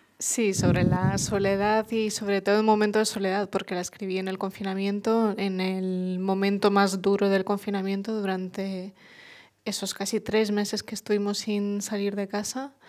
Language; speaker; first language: Spanish; early bilingual, other home language; Russian